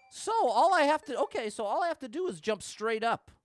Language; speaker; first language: English; native; English